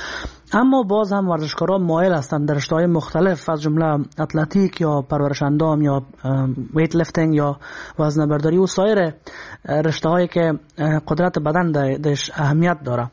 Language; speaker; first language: Persian; native; Persian